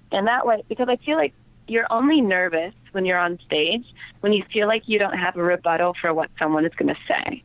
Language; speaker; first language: English; native; English